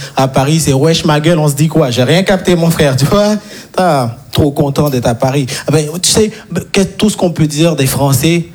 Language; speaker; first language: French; non-native, local second language; Haitian Creole